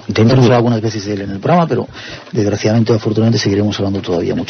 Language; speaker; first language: Spanish; native; Spanish